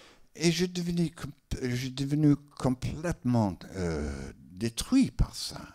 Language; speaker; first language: French; non-native, learner; English